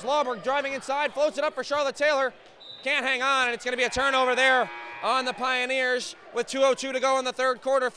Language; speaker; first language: English; native; English